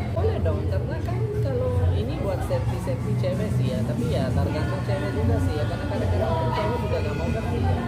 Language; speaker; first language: Indonesian; non-native, fluent; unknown